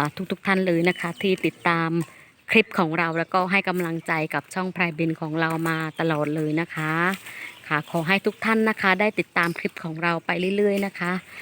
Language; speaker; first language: Thai; native; Thai